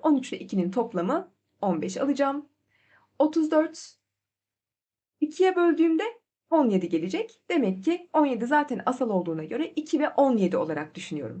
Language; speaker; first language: Turkish; native; Turkish